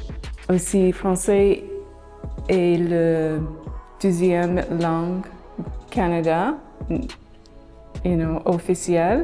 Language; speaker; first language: French; non-native, learner; English